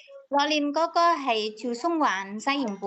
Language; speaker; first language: Cantonese; non-native, learner; Indonesian